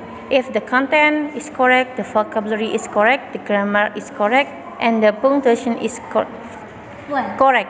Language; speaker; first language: English; non-native, learner; Indonesian